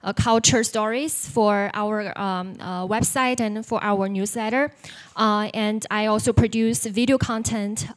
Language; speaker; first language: English; non-native, fluent; Chinese